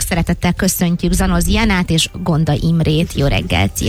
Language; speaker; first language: Hungarian; native; Hungarian